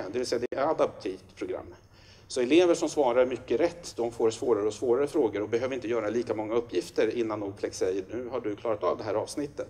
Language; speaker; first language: Swedish; native; Swedish